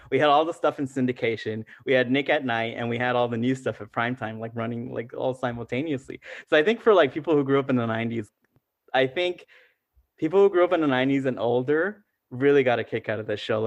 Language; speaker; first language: English; early bilingual, other home language; Spanish